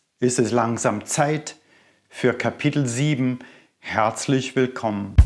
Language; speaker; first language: German; non-native, fluent; English